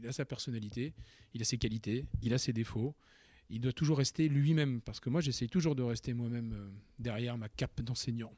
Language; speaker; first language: French; native; French